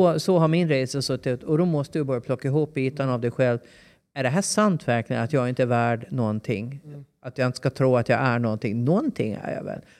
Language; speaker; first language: Swedish; native; Swedish